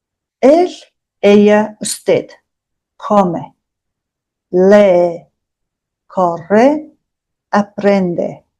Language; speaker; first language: Spanish; non-native, fluent; Mongolian